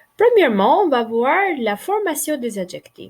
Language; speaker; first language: French; non-native, fluent; Albanian